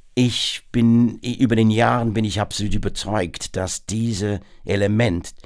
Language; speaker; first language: German; non-native, fluent; English